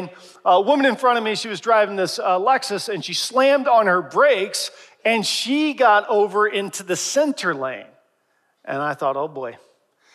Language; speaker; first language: English; native; English